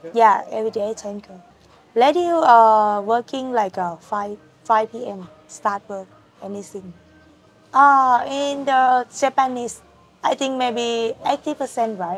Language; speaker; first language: English; non-native, learner; Thai